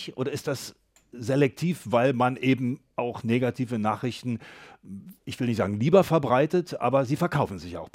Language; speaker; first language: German; native; German